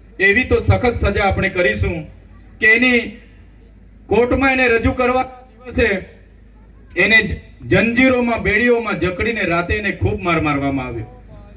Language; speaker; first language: Gujarati; non-native, local second language; Vasavi